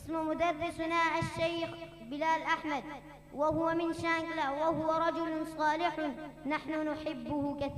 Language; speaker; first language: Arabic; non-native, learner; Pashto